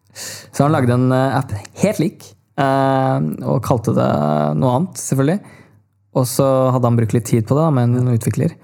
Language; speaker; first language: Norwegian; early bilingual, other home language; Tamil